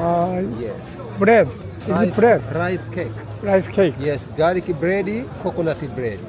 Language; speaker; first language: English; non-native, local second language; Swahili